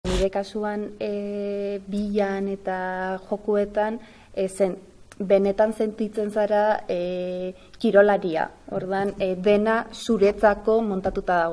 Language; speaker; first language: Basque; non-native, local second language; Spanish